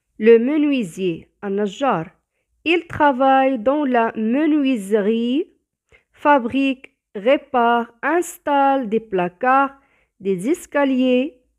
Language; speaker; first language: French; non-native, local second language; Arabic